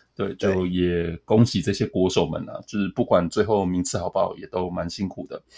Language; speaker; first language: Chinese; native; Chinese